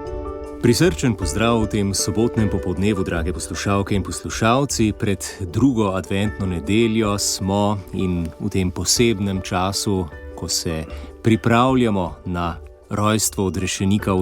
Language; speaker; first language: Slovenian; native; Slovenian